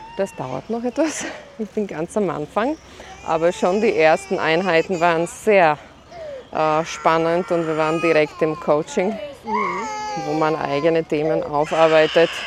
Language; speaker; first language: German; non-native, fluent; Slovak